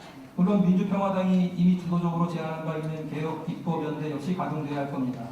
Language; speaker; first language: Korean; native; Korean